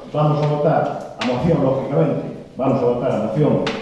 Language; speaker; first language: Spanish; non-native, local second language; Galician